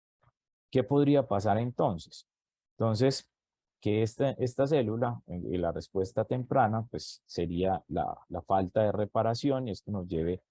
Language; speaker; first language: Spanish; native; Spanish